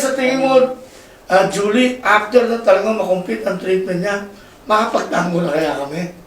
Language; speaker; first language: Filipino; native; Filipino